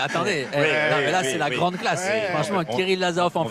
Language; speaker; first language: French; native; French